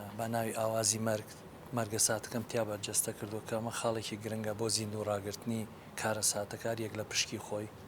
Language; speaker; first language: Central Kurdish; native; Central Kurdish